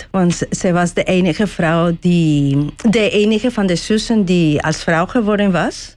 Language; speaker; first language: Dutch; non-native, learner; Spanish